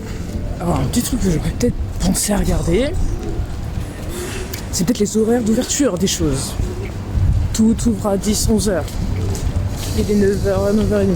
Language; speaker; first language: French; native; French